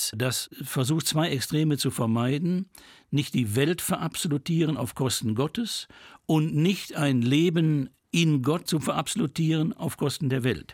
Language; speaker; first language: German; native; German